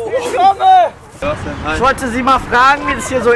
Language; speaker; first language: German; native; German